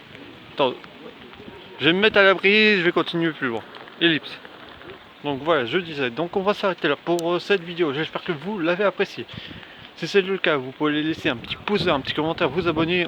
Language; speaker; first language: French; native; French